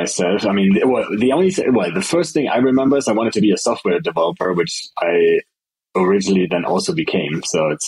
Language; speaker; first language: English; non-native, fluent; German